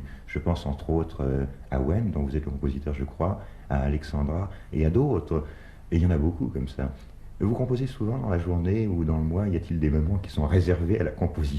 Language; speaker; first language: French; native; French